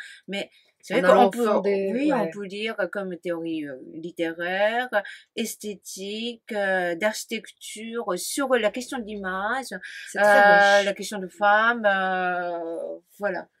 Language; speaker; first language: French; non-native, fluent; Japanese